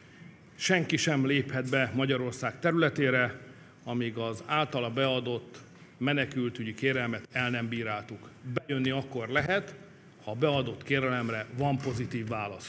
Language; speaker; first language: Hungarian; native; Hungarian